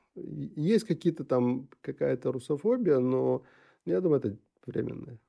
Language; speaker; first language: Russian; non-native, local second language; Uzbek